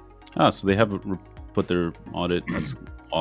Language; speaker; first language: English; native; English